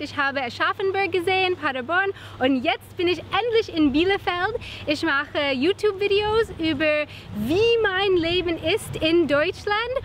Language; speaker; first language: German; non-native, learner; English